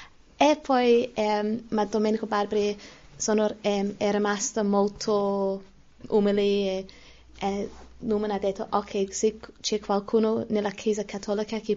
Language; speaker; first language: Italian; non-native, learner; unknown